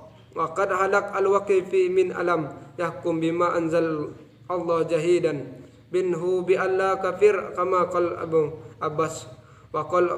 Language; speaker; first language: Arabic; non-native, learner; Indonesian